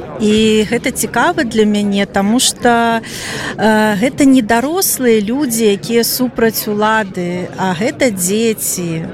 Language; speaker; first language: Belarusian; non-native, local second language; Russian